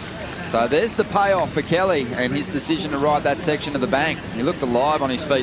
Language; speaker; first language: English; native; English